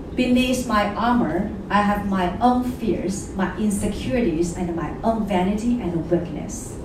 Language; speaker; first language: English; non-native, fluent; Chinese